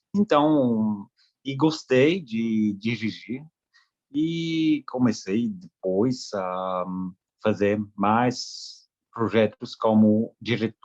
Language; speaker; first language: Portuguese; non-native, fluent; French